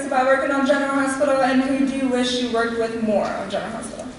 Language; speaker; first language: English; native; English